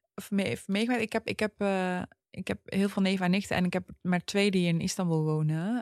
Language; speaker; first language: Dutch; early bilingual, other home language; Turkish